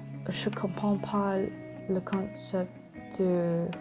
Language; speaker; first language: French; non-native, learner; English